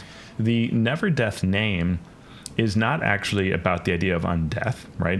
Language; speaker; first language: English; native; English